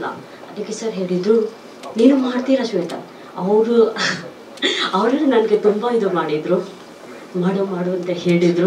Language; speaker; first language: Kannada; non-native, local second language; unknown